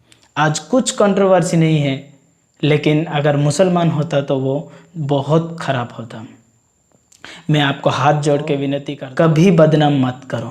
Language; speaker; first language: Hindi; non-native, local second language; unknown